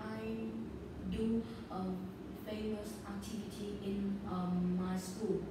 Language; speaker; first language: English; non-native, learner; Vietnamese